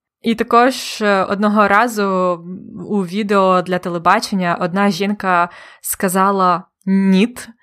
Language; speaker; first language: Ukrainian; native; Ukrainian